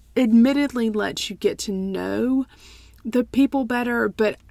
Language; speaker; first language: English; native; English